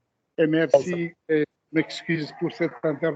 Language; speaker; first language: French; non-native, local second language; Arabic